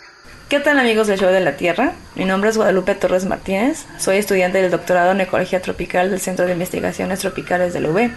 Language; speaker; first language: Spanish; native; Spanish